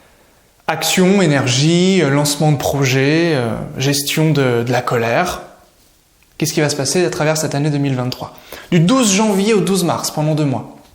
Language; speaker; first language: French; native; French